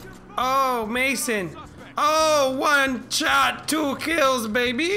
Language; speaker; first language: English; native; English